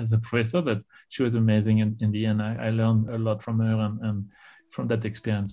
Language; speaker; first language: English; non-native, fluent; French